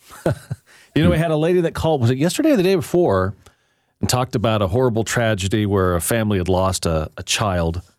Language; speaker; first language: English; native; English